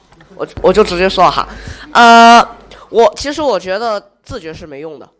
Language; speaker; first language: Chinese; native; Chinese